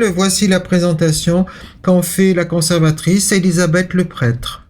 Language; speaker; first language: French; native; French